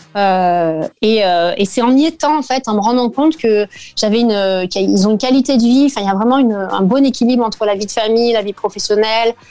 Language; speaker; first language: French; native; French